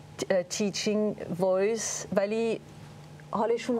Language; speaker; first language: Persian; early bilingual, heritage; French